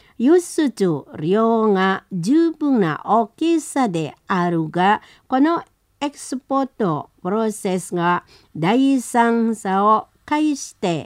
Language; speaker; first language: Japanese; non-native, learner; Indonesian